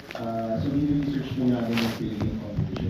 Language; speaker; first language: Filipino; native; Filipino